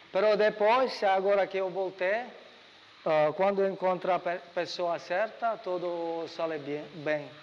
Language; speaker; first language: Portuguese; non-native, learner; Italian